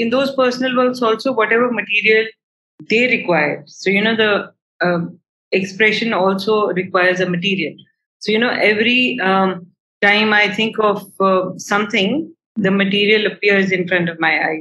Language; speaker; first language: English; non-native, local second language; Hindi